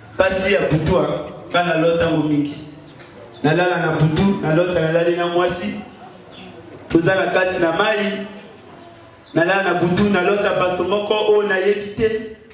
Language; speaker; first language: Lingala; native; Lingala